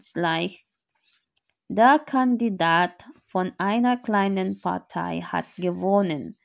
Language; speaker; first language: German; non-native, learner; Filipino